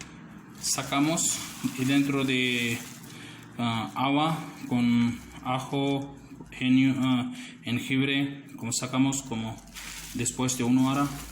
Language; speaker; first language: Spanish; non-native, learner; Urdu